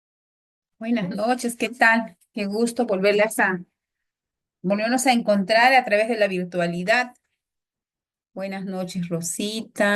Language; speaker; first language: Spanish; native; Spanish